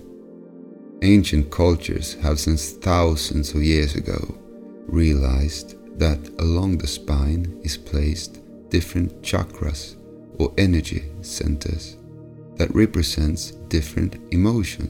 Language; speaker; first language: English; non-native, fluent; Swedish